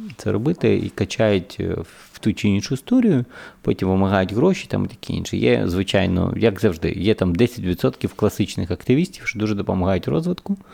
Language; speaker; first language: Ukrainian; native; Ukrainian